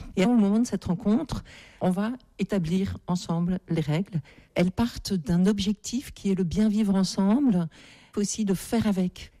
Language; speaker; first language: French; native; French